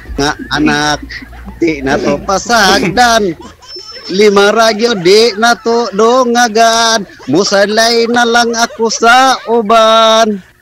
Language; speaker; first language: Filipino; non-native, local second language; Cebuano